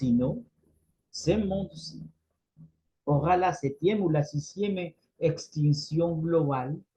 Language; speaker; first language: French; non-native, fluent; Spanish